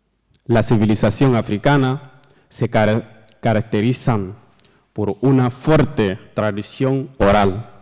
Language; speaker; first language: Spanish; non-native, learner; Fula